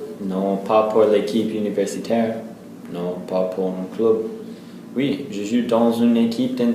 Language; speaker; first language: French; non-native, learner; English